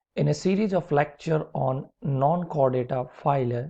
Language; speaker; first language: English; non-native, local second language; Hindi